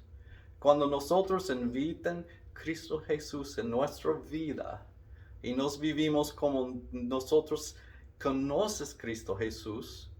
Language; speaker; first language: Spanish; non-native, learner; English